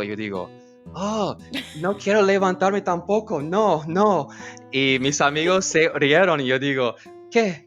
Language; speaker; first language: Spanish; non-native, learner; English